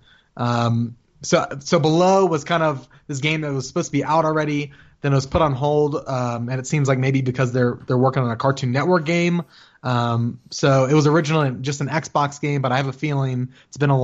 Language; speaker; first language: English; native; English